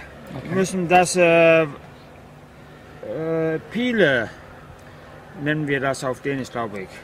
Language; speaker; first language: German; non-native, learner; Danish